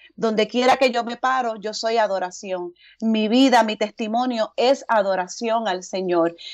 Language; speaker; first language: Spanish; native; Spanish